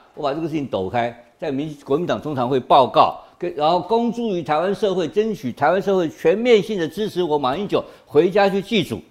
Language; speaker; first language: Chinese; native; Chinese